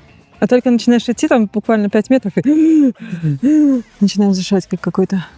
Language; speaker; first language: Russian; native; Russian